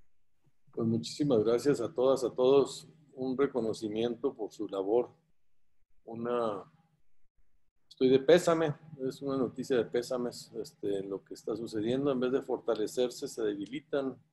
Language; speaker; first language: Spanish; native; Spanish